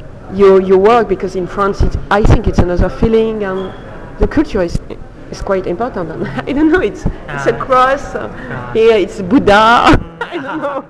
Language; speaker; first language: English; non-native, learner; French